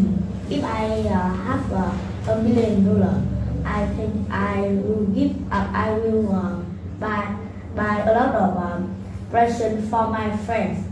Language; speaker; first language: English; non-native, learner; Vietnamese